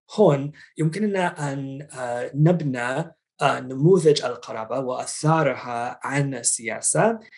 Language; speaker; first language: Arabic; non-native, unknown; English